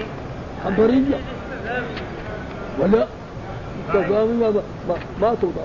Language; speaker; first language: Arabic; native; Arabic